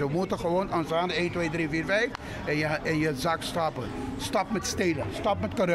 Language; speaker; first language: Dutch; non-native, learner; Papiamento